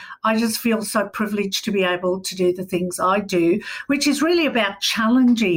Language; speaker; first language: English; native; English